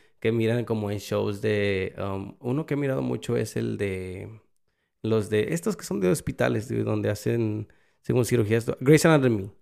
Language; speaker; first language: Spanish; early bilingual, heritage; Spanish